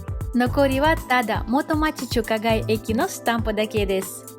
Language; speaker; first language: Japanese; non-native, learner; Russian